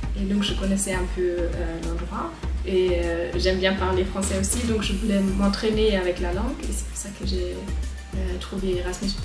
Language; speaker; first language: French; non-native, fluent; German